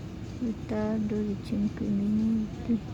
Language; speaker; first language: Italian; non-native, fluent; Filipino